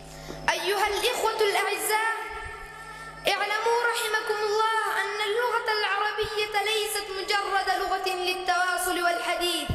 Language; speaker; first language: Arabic; non-native, learner; Pashto